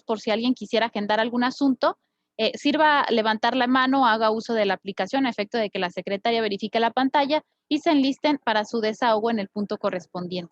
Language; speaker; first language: Spanish; native; Spanish